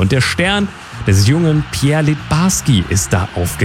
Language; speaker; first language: German; native; German